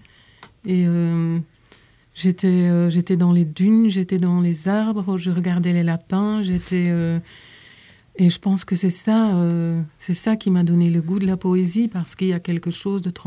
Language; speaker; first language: French; native; French